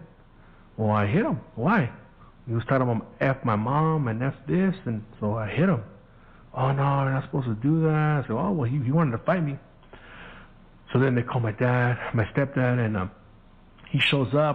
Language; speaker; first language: English; early bilingual, other home language; Spanish